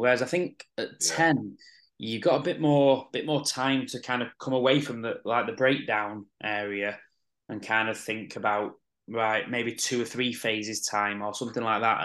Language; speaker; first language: English; native; English